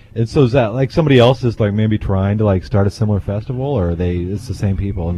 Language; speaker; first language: English; native; English